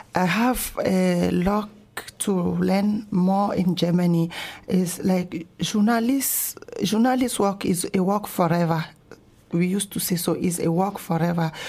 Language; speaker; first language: German; non-native, learner; Ewe